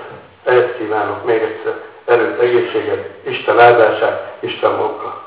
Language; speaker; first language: Hungarian; native; Hungarian